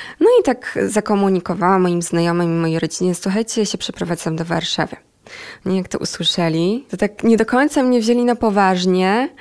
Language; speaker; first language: Polish; native; Polish